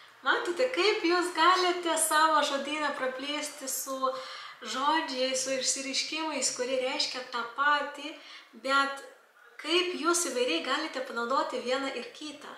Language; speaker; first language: Lithuanian; non-native, local second language; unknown